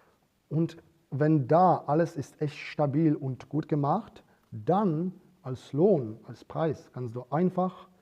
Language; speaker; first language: German; non-native, fluent; Russian